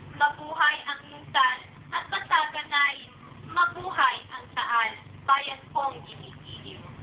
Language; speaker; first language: Filipino; native; Filipino